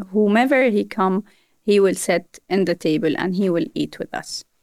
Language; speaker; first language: English; non-native, fluent; Arabic